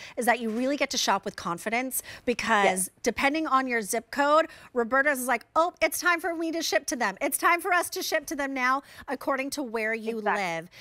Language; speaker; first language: English; native; English